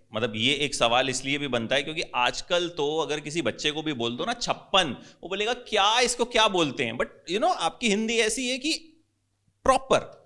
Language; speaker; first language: Hindi; native; Hindi